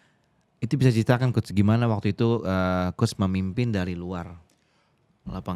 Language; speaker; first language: Indonesian; native; Indonesian